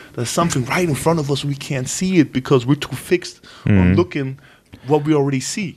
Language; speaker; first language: English; non-native, fluent; German